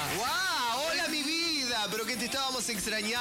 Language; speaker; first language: Spanish; native; Spanish